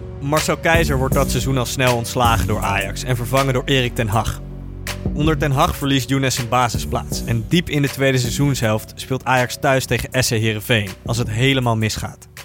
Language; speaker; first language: Dutch; native; Dutch